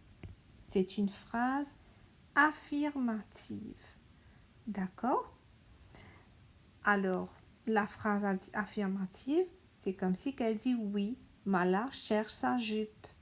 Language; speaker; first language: French; non-native, local second language; Morisyen